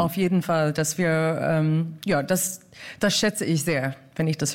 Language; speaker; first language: German; non-native, fluent; English